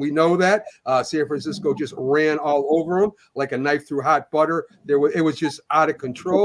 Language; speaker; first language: English; native; English